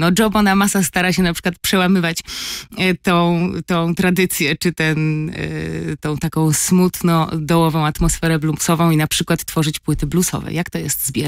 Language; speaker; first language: Polish; native; Polish